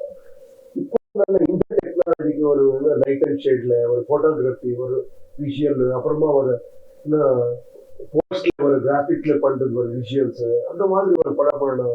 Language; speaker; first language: Tamil; non-native, learner; Kannada